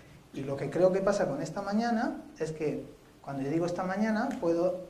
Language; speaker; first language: Spanish; native; Spanish